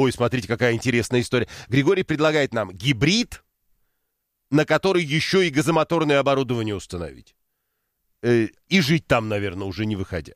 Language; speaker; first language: Russian; native; Russian